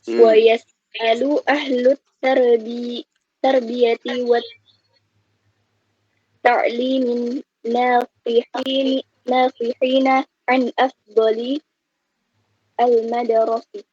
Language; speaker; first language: Arabic; non-native, learner; Indonesian